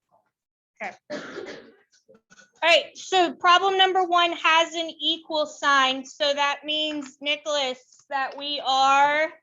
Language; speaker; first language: English; native; English